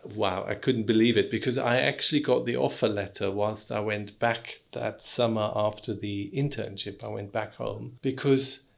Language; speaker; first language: English; non-native, fluent; German